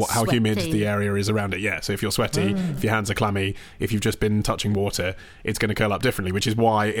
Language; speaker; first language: English; native; English